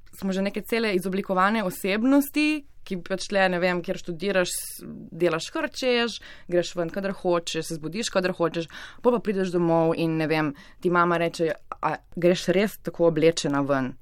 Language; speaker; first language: Slovenian; native; Slovenian